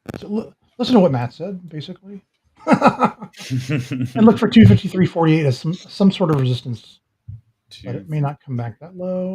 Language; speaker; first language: English; native; English